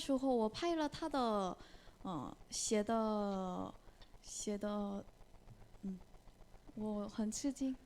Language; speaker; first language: Chinese; non-native, fluent; Korean